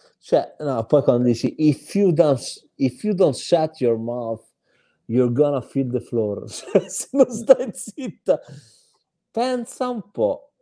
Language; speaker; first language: Italian; native; Italian